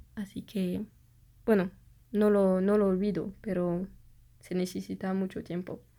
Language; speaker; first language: Spanish; non-native, fluent; French